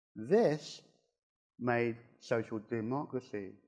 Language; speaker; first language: English; native; English